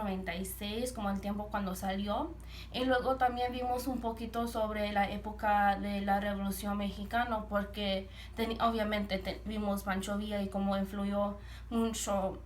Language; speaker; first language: Spanish; early bilingual, heritage; Spanish